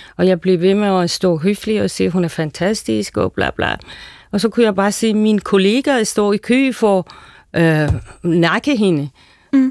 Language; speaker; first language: Danish; non-native, fluent; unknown